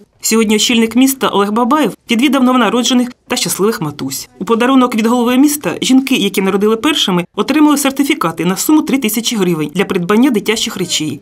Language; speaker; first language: Ukrainian; native; Ukrainian